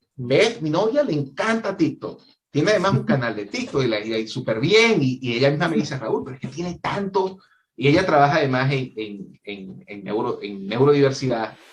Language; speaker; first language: Spanish; native; Spanish